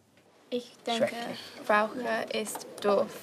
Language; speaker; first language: German; non-native, learner; English